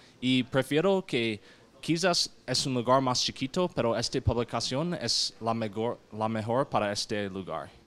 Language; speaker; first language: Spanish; non-native, learner; English